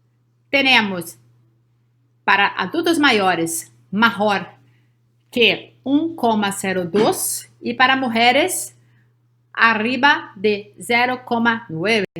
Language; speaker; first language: Spanish; non-native, learner; Portuguese